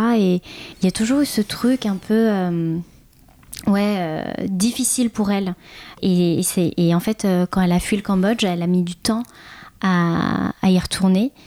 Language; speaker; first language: French; early bilingual, other home language; Khmer